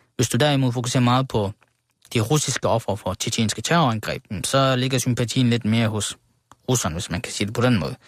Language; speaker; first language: Danish; early bilingual, other home language; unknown